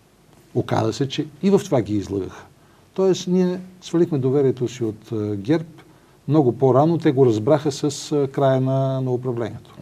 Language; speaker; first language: Bulgarian; native; Bulgarian